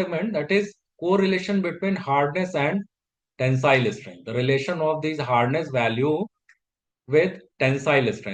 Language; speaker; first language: English; non-native, local second language; Hindi